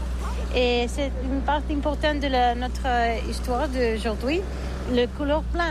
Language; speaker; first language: French; non-native, learner; Catalan